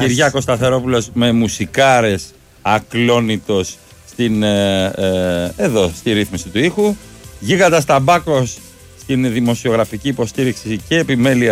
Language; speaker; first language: Greek; native; Greek